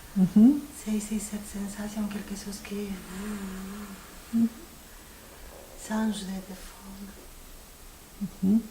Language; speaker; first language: French; non-native, fluent; Spanish